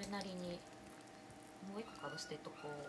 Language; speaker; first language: Japanese; native; Japanese